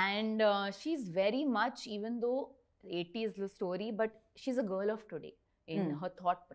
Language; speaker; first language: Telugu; non-native, learner; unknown